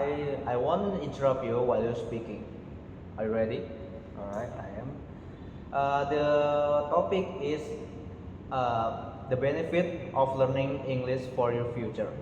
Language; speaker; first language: English; non-native, learner; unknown